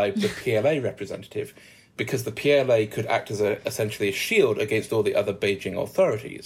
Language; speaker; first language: English; native; English